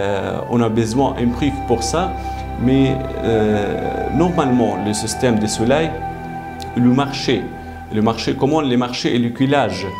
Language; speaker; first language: French; non-native, learner; Arabic